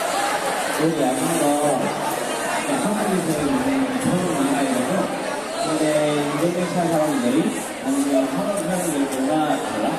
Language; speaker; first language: Korean; non-native, learner; Indonesian